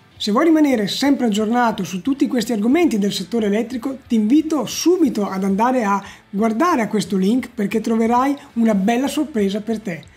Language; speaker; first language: Italian; native; Italian